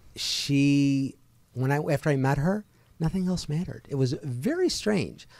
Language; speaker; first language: English; native; English